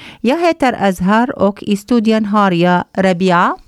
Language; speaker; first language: Swedish; non-native, learner; Arabic